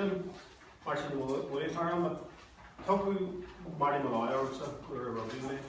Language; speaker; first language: Irish; non-native, local second language; English